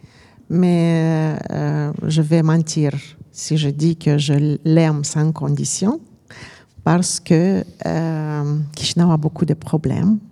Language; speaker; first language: French; non-native, fluent; Romanian